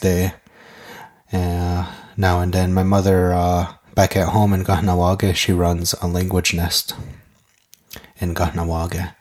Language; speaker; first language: English; non-native, fluent; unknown